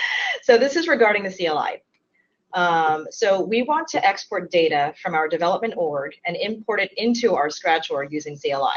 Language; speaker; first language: English; native; English